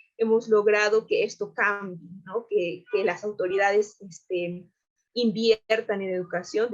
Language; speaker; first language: Spanish; native; Spanish